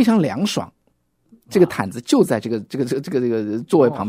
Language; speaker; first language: Chinese; native; Chinese